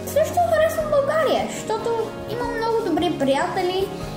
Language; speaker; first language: Bulgarian; early bilingual, heritage; Bulgarian